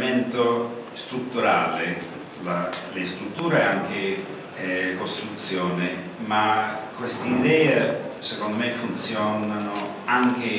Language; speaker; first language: Italian; non-native, learner; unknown